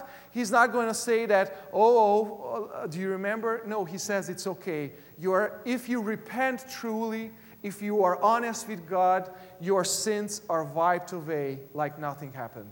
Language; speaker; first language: English; non-native, fluent; Hungarian